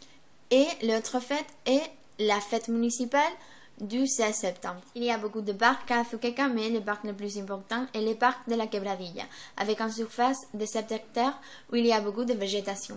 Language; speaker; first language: French; non-native, learner; Spanish